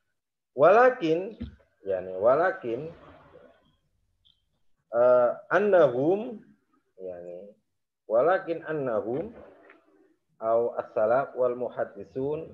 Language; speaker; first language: Arabic; non-native, fluent; Indonesian